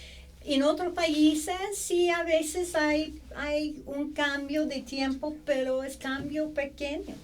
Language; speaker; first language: Spanish; non-native, fluent; English